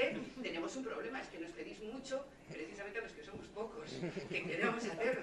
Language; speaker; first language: Spanish; native; Spanish